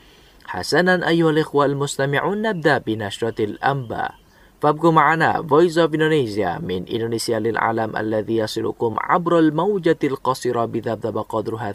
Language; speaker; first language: Arabic; non-native, fluent; Indonesian